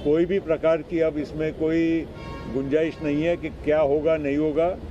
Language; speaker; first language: Hindi; non-native, local second language; Marathi